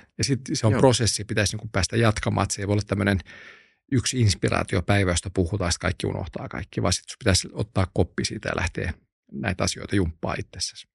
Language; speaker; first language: Finnish; non-native, local second language; Swedish